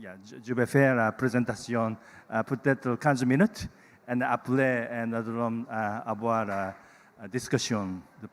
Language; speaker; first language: French; non-native, learner; Japanese